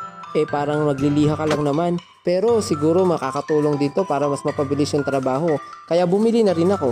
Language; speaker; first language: Filipino; native; Filipino